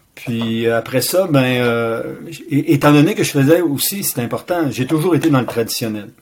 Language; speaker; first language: French; native; French